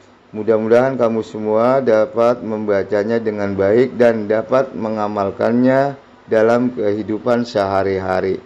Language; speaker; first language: Indonesian; native; Indonesian